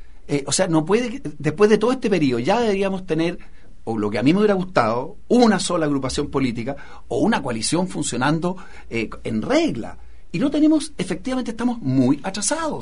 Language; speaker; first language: Spanish; native; Spanish